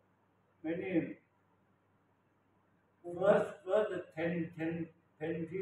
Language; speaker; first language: English; non-native, learner; Thai